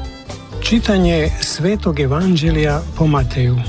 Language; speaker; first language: Croatian; native; Croatian